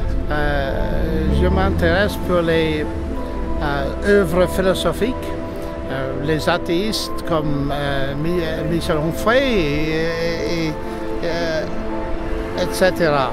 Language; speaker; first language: French; non-native, fluent; English